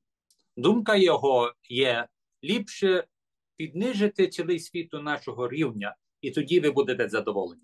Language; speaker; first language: Ukrainian; early bilingual, heritage; English